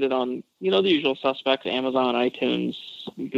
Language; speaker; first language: English; native; English